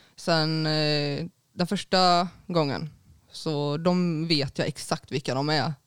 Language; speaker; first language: Swedish; native; Swedish